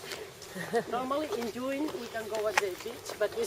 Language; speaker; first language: English; non-native, learner; Catalan